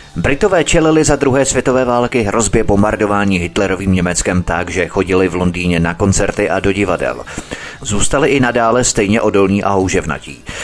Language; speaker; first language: Czech; native; Czech